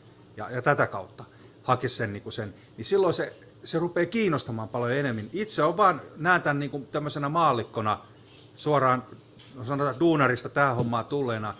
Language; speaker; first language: Finnish; native; Finnish